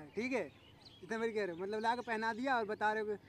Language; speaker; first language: Hindi; native; Hindi